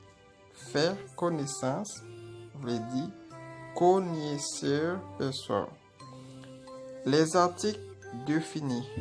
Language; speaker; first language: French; non-native, local second language; Haitian Creole